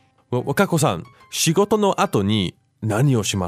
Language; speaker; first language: Japanese; non-native, fluent; English